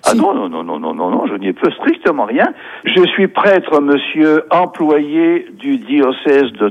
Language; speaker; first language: French; native; French